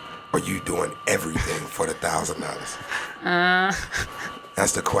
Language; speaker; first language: English; native; English